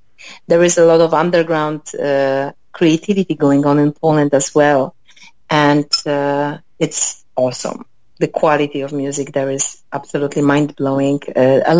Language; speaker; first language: English; non-native, fluent; Polish